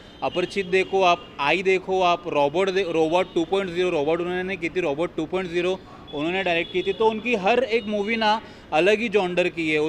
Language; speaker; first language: Hindi; native; Hindi